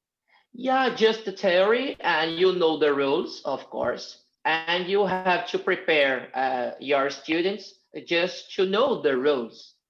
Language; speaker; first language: English; non-native, fluent; Portuguese